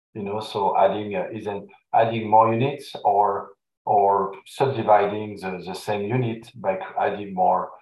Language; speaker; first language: English; non-native, fluent; French